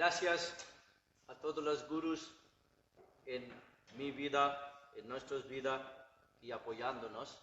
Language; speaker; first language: Spanish; non-native, learner; Bangla